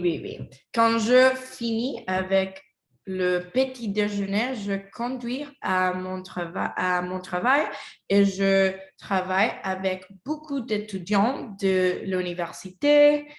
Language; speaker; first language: French; non-native, learner; Spanish